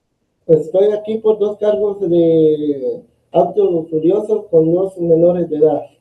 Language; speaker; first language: Spanish; native; Spanish